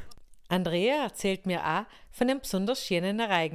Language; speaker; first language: German; native; German